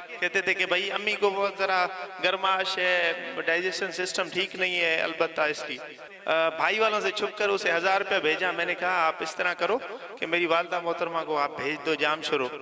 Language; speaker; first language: Urdu; non-native, local second language; Saraiki